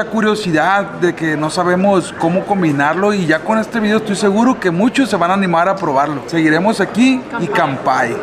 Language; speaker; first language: Spanish; native; Spanish